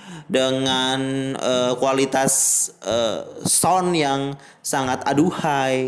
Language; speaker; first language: Indonesian; native; Indonesian